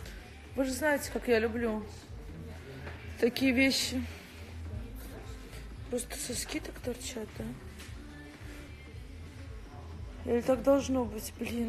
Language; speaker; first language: Russian; native; Russian